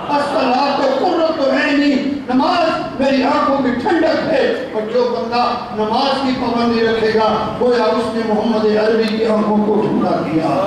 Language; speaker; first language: Urdu; non-native, local second language; Punjabi